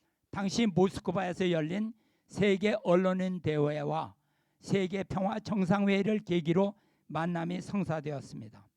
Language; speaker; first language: Korean; native; Korean